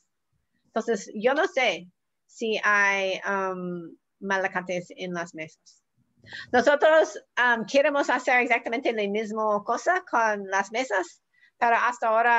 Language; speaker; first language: Spanish; non-native, learner; English